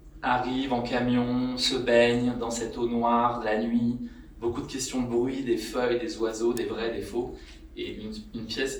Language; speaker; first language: French; native; French